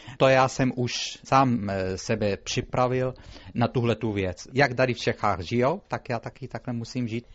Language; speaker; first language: Czech; non-native, fluent; Arabic